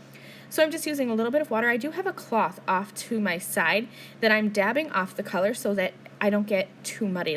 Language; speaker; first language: English; native; English